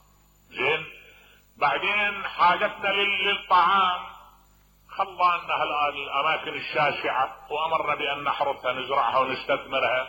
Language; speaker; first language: Arabic; native; Arabic